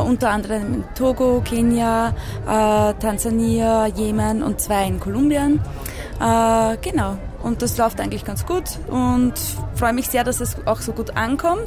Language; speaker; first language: German; native; German